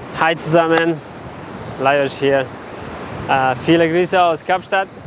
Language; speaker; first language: German; non-native, fluent; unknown